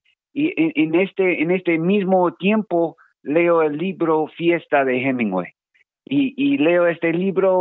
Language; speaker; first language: Spanish; non-native, learner; English